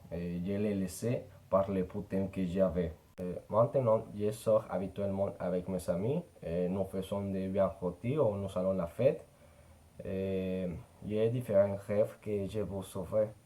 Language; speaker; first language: French; non-native, learner; Spanish